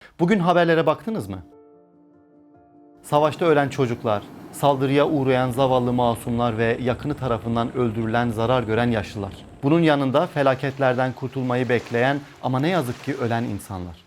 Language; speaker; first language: Turkish; native; Turkish